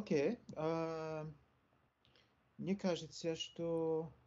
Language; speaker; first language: Russian; non-native, learner; French